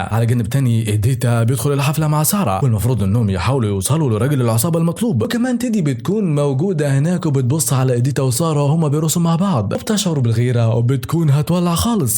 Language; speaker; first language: Arabic; native; Arabic